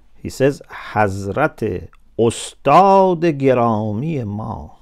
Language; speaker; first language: English; non-native, fluent; Persian